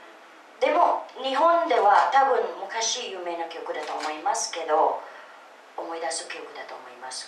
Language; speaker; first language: Japanese; non-native, fluent; Filipino